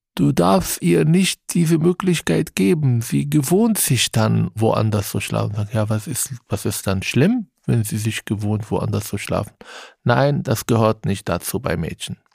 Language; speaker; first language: German; non-native, fluent; Arabic